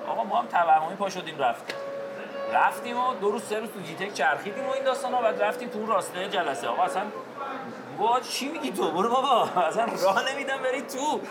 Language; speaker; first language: Persian; non-native, local second language; Azerbaijani